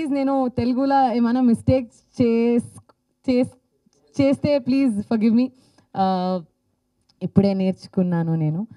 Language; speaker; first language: Telugu; non-native, learner; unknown